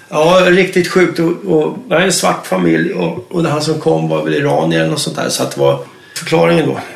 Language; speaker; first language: Swedish; native; Swedish